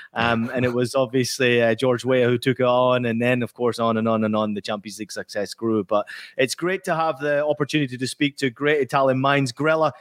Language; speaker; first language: English; native; English